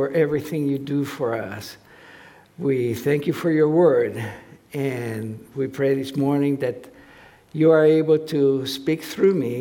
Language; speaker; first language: English; non-native, fluent; Spanish